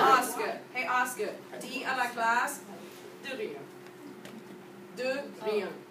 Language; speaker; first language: French; non-native, fluent; English